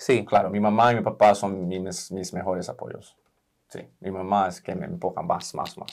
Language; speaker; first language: Spanish; early bilingual, heritage; Spanish